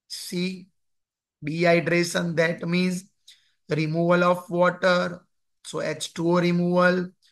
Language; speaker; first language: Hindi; non-native, local second language; Gujarati